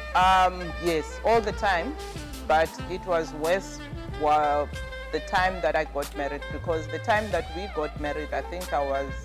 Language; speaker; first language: English; non-native, local second language; Venda